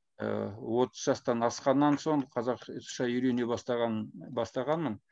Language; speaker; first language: Kazakh; non-native, local second language; Russian